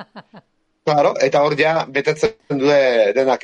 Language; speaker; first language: Basque; native; Basque